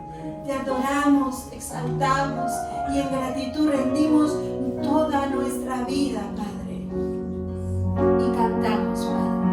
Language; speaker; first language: Spanish; native; Spanish